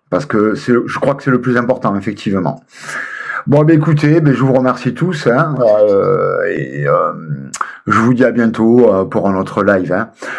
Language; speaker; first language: French; native; French